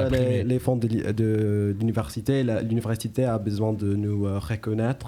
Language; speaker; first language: French; non-native, learner; English